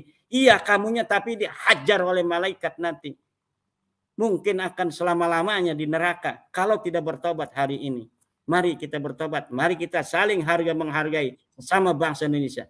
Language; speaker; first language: Indonesian; native; Indonesian